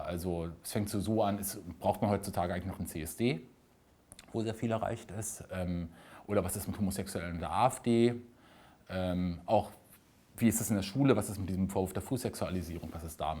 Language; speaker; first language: German; native; German